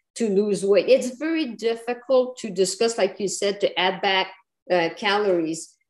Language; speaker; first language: English; non-native, fluent; French